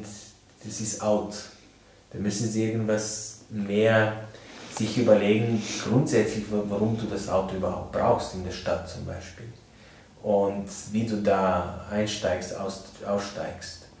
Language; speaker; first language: German; non-native, fluent; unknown